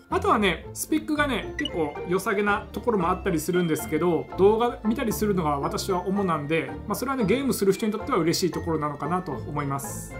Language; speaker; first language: Japanese; native; Japanese